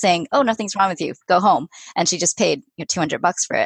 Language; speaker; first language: English; native; English